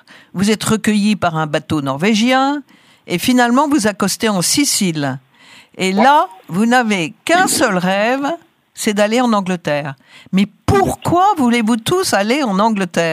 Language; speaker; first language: French; native; French